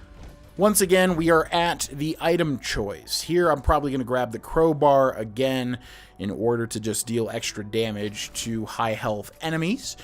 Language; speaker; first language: English; native; English